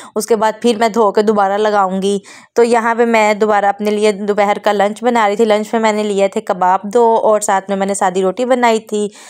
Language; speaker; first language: Urdu; non-native, local second language; Punjabi